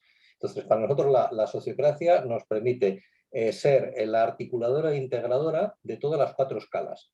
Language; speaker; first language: Spanish; native; Spanish